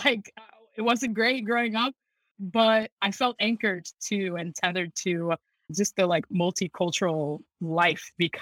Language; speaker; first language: English; native; English